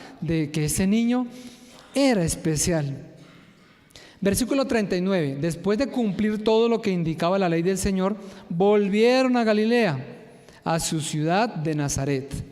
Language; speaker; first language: Spanish; native; Spanish